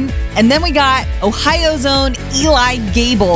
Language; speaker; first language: English; native; English